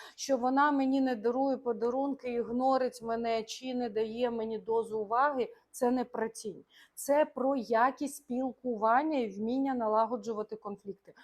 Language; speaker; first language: Ukrainian; non-native, local second language; Russian